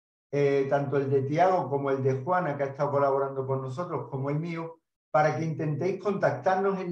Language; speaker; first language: Spanish; native; Spanish